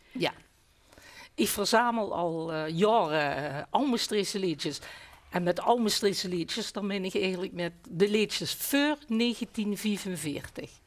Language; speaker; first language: Dutch; native; Dutch